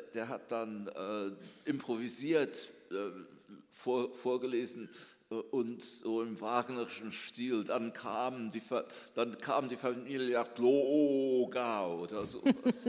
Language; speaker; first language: German; early bilingual, heritage; German